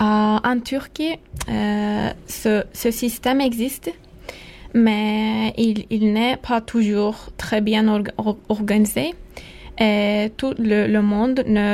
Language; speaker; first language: French; non-native, learner; Turkish